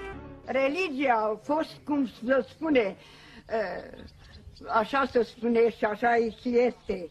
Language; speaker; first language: Romanian; non-native, local second language; Hungarian